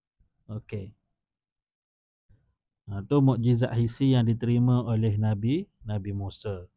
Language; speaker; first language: Malay; native; Malay